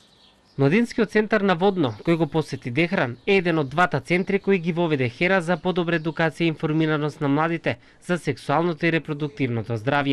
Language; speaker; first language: Macedonian; native; Macedonian